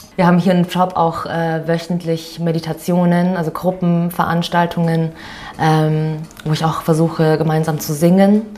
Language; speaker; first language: German; early bilingual, other home language; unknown